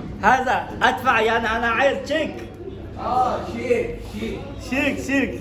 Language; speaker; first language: Arabic; non-native, learner; Kazakh